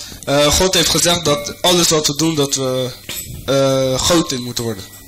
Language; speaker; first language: Dutch; non-native, fluent; French